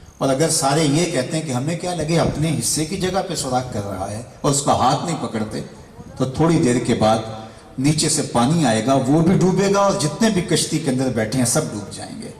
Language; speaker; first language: Urdu; non-native, local second language; Punjabi